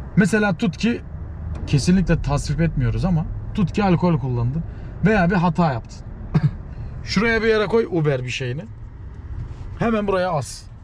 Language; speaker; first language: Turkish; native; Turkish